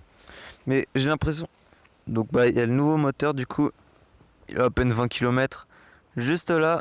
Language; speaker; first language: French; native; French